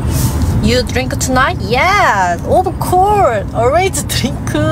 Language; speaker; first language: English; non-native, learner; Korean